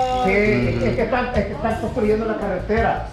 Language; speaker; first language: Spanish; native; Spanish